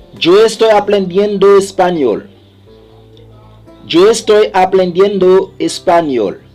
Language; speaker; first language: Spanish; non-native, learner; Haitian Creole